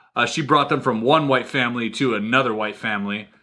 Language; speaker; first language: English; native; English